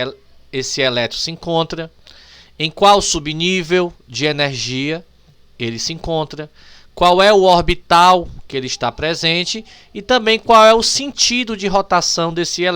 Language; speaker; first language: Portuguese; native; Portuguese